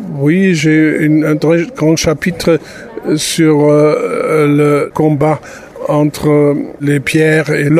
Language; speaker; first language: French; non-native, fluent; German